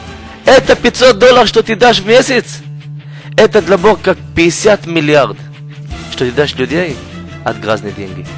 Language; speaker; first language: Russian; non-native, learner; Hebrew